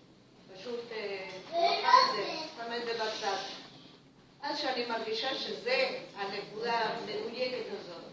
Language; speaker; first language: Hebrew; non-native, fluent; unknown